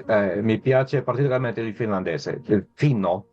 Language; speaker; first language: Italian; non-native, learner; English